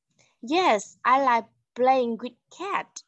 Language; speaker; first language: English; non-native, learner; Vietnamese